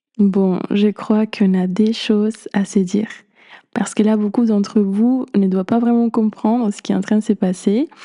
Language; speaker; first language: French; non-native, fluent; Spanish